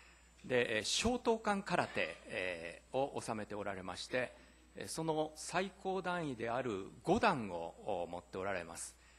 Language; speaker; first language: Japanese; native; Japanese